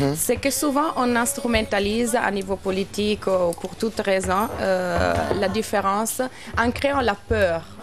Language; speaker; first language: French; non-native, fluent; Italian